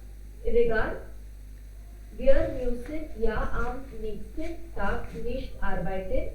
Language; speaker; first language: German; non-native, learner; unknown